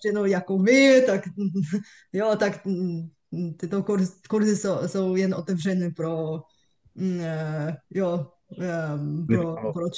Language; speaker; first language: Czech; non-native, fluent; Bulgarian